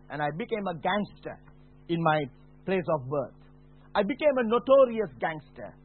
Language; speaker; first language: English; non-native, local second language; Sinhala